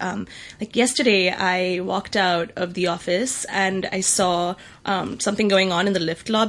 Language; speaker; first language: English; native; English